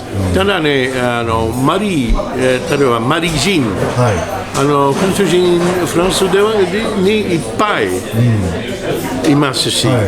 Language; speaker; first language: Japanese; non-native, learner; French